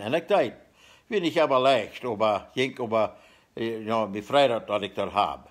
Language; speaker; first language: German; non-native, learner; Plautdietsch